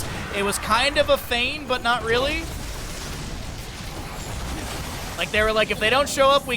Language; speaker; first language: English; native; English